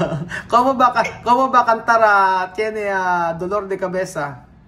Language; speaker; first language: Spanish; non-native, learner; Filipino